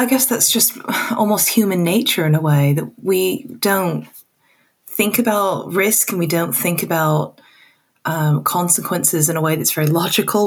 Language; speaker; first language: English; native; English